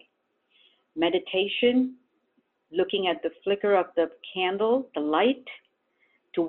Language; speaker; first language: English; non-native, local second language; Gujarati